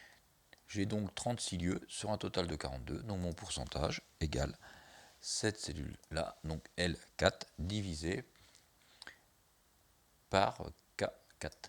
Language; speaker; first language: French; native; French